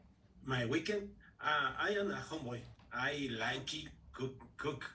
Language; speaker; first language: English; non-native, learner; Spanish